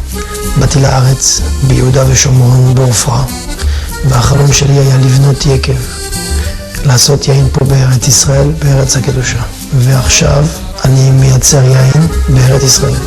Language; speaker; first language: Hebrew; non-native, learner; French